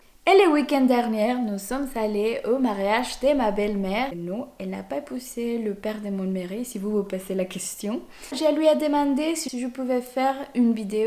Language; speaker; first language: French; non-native, fluent; Spanish